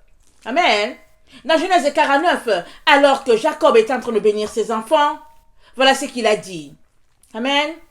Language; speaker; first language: French; native; French